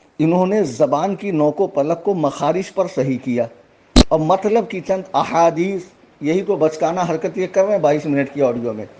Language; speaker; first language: Urdu; native; Urdu